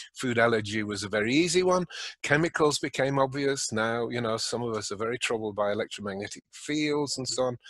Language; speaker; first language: English; native; English